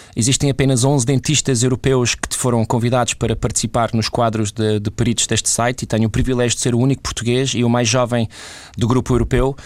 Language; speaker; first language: Portuguese; early bilingual, other home language; English